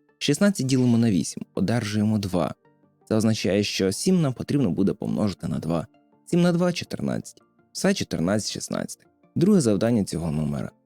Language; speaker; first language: Ukrainian; native; Ukrainian